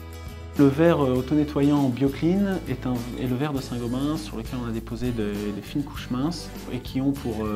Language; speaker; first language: French; native; French